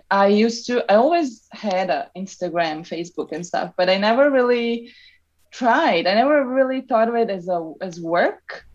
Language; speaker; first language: English; non-native, fluent; Serbian